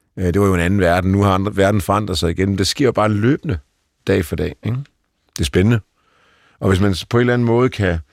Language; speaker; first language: Danish; early bilingual, other home language; Polish